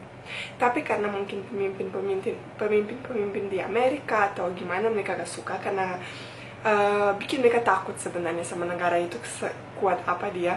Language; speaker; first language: Indonesian; non-native, fluent; Bosnian